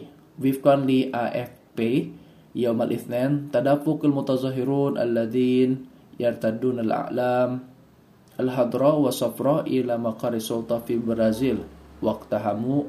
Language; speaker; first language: Arabic; non-native, fluent; Indonesian